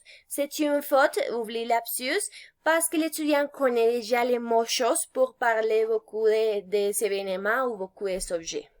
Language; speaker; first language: French; non-native, fluent; Spanish